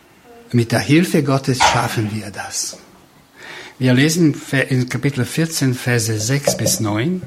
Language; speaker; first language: German; non-native, fluent; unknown